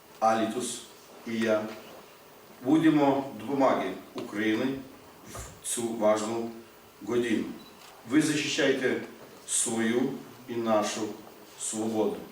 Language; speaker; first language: Ukrainian; non-native, learner; Lithuanian